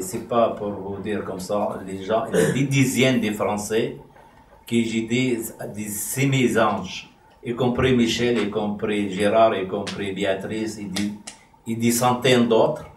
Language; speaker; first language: French; non-native, fluent; Arabic